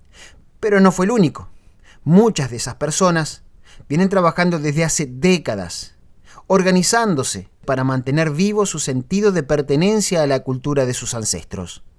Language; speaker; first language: Spanish; native; Spanish